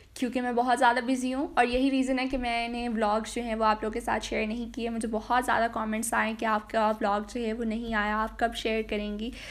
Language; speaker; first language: Urdu; native; Urdu